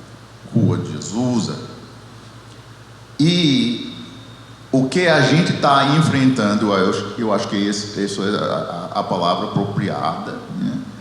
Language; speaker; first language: Portuguese; non-native, fluent; English